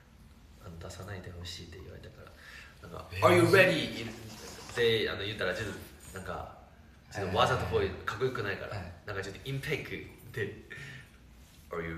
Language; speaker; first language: Japanese; non-native, fluent; Chinese